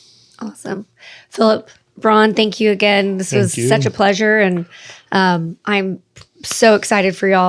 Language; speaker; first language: English; native; English